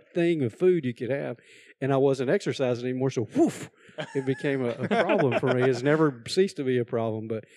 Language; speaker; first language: English; native; English